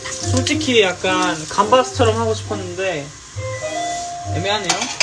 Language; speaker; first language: Korean; native; Korean